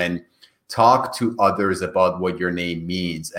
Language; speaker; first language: English; non-native, fluent; Persian